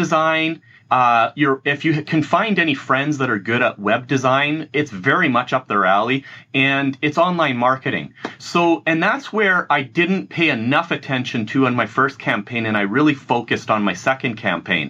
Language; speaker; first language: English; native; English